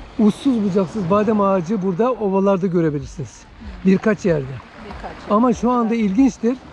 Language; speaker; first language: Turkish; native; Turkish